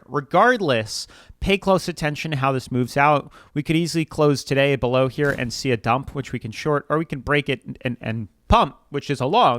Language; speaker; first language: English; native; English